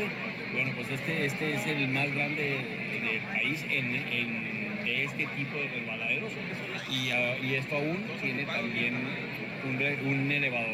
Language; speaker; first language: Spanish; native; Spanish